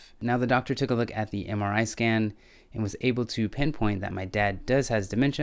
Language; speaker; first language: English; native; English